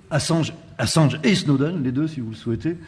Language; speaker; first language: French; native; French